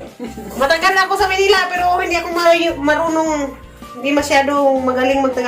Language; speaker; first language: Filipino; non-native, local second language; Cebuano